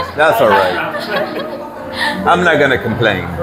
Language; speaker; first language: English; non-native, local second language; Filipino